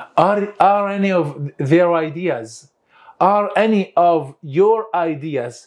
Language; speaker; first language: English; non-native, fluent; Arabic